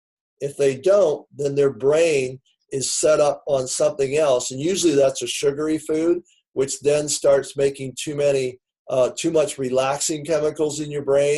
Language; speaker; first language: English; native; English